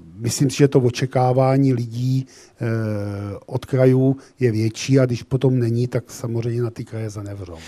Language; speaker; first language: Czech; native; Czech